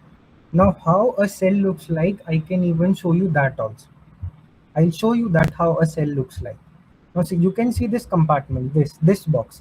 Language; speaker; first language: English; non-native, local second language; Hindi